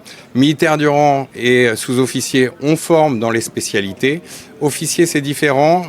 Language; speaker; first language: French; native; French